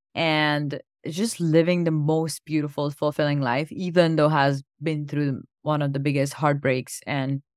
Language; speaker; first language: English; non-native, local second language; Gujarati